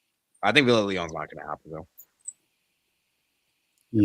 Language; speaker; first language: English; native; English